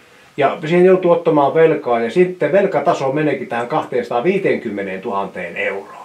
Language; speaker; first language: Finnish; native; Finnish